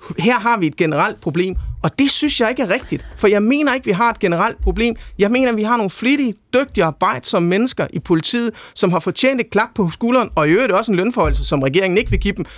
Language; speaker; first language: Danish; native; Danish